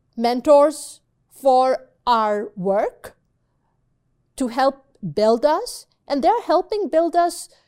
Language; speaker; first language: English; non-native, local second language; Urdu